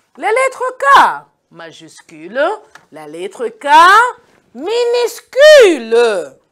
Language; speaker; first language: French; non-native, local second language; Kinyarwanda